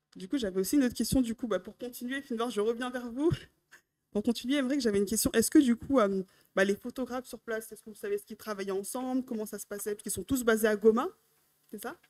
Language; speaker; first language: French; native; French